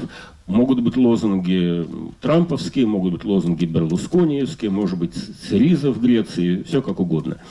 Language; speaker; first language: Russian; native; Russian